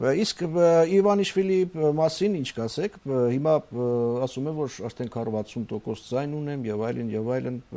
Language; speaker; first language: Armenian; native; Armenian